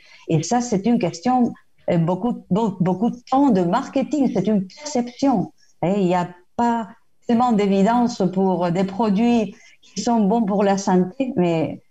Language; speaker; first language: French; non-native, fluent; Spanish